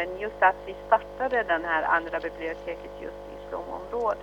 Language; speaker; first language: Swedish; early bilingual, other home language; Arabic